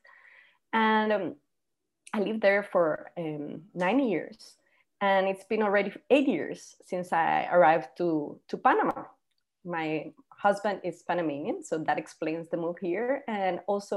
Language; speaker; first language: English; non-native, fluent; Spanish